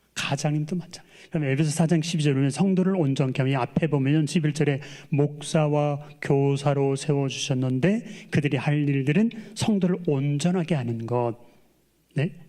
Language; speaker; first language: Korean; native; Korean